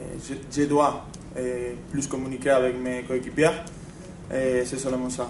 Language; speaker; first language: French; non-native, fluent; Spanish